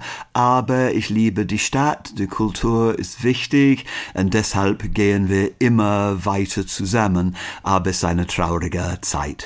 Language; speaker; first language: German; non-native, learner; English